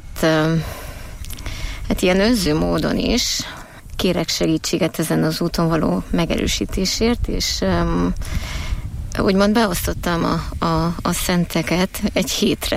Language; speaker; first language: Hungarian; native; Hungarian